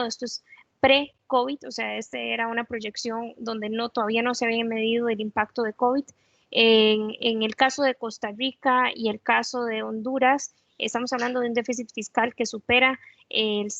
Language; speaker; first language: Spanish; native; Spanish